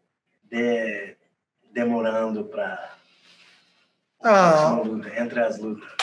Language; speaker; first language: Portuguese; non-native, learner; English